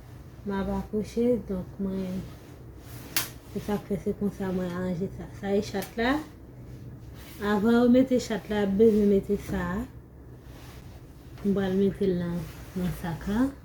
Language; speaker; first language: French; non-native, learner; Haitian Creole